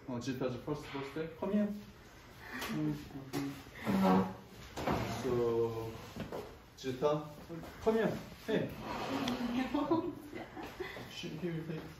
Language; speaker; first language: English; non-native, learner; Korean